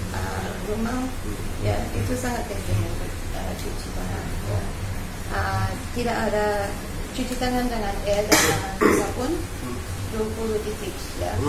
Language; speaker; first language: Indonesian; non-native, fluent; English